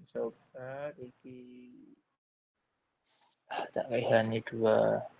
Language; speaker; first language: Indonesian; non-native, local second language; Javanese